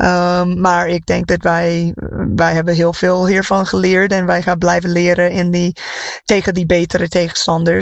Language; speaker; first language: Dutch; non-native, fluent; English